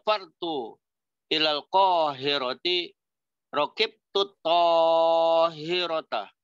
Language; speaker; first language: Arabic; non-native, learner; Indonesian